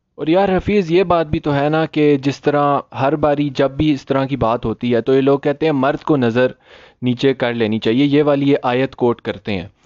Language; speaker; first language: Urdu; native; Urdu